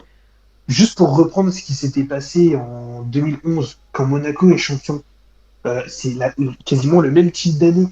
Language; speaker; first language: French; native; French